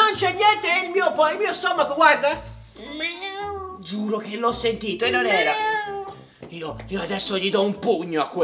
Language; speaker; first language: Italian; native; Italian